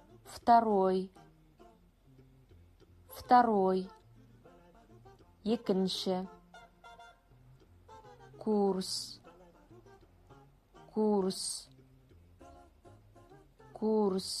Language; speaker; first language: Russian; non-native, fluent; Kazakh